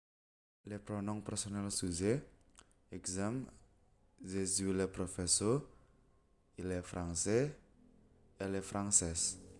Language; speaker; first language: French; non-native, learner; Indonesian